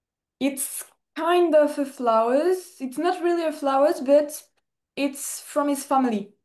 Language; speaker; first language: English; non-native, fluent; French